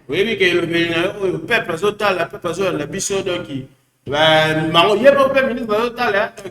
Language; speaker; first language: Lingala; native; Lingala